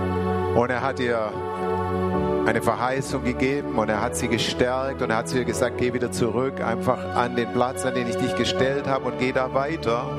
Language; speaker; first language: German; native; German